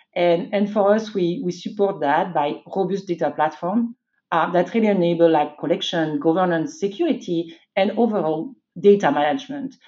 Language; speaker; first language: English; non-native, fluent; French